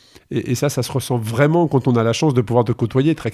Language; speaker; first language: French; native; French